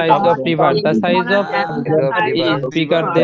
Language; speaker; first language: English; non-native, learner; Bangla